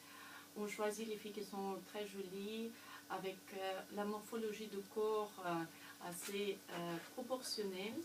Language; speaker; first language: French; non-native, fluent; Russian